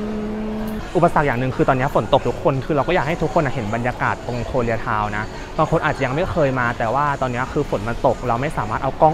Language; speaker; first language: Thai; native; Thai